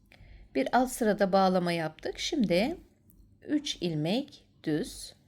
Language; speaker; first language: Turkish; native; Turkish